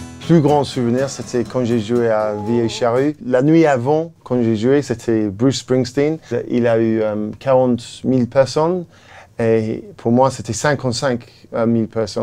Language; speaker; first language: French; non-native, fluent; English